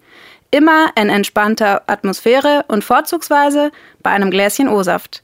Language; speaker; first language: German; native; German